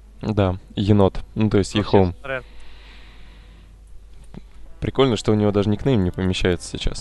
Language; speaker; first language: Russian; native; Russian